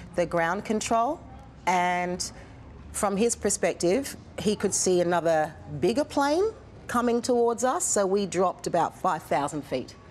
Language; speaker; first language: English; native; English